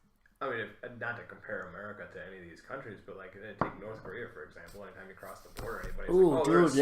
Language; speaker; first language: English; native; English